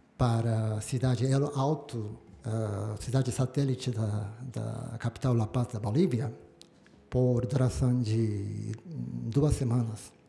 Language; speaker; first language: Portuguese; non-native, fluent; Japanese